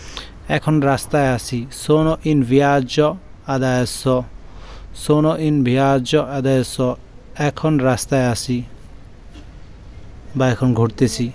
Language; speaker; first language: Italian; non-native, learner; Bangla